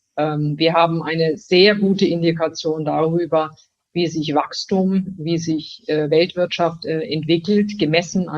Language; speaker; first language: German; native; German